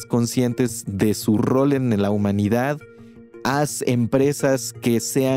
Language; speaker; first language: Spanish; native; Spanish